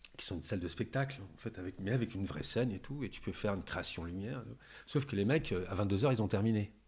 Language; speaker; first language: French; native; French